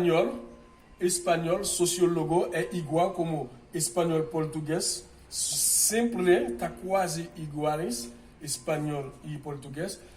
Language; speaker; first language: Portuguese; non-native, fluent; Haitian Creole